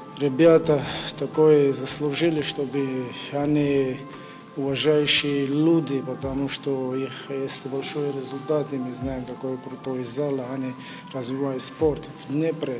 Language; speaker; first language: Russian; non-native, fluent; Georgian